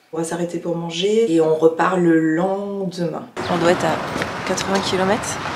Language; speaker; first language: French; native; French